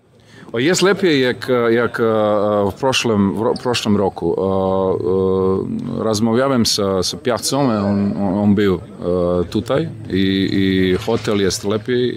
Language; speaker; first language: Polish; non-native, learner; Serbian